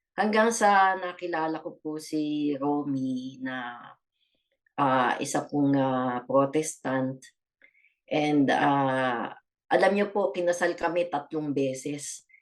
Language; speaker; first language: Filipino; native; Filipino